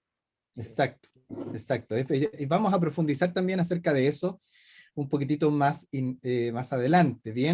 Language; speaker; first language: Spanish; native; Spanish